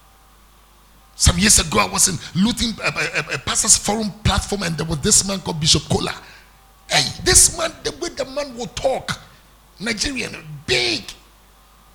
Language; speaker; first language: English; non-native, local second language; Akan